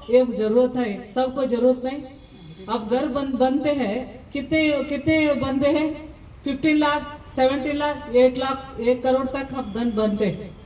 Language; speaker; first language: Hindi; non-native, local second language; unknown